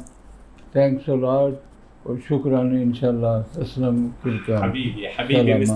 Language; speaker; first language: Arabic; non-native, learner; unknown